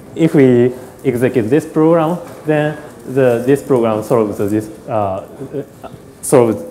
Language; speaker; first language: English; non-native, learner; Japanese